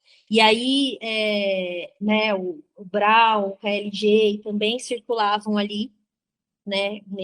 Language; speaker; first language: Portuguese; native; Portuguese